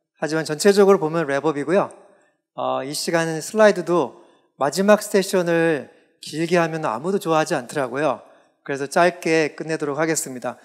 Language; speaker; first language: Korean; native; Korean